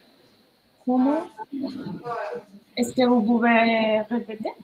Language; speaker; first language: French; non-native, learner; Spanish